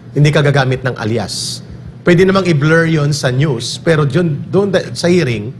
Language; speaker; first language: Filipino; native; Filipino